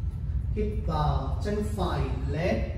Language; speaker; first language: Vietnamese; non-native, learner; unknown